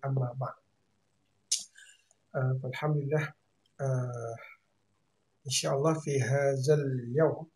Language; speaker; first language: Arabic; non-native, fluent; Malay